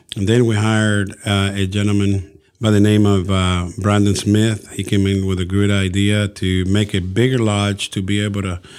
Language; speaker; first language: English; early bilingual, other home language; Spanish